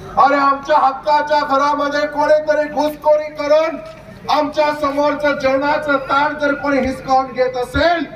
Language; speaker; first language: Marathi; non-native, local second language; Lambadi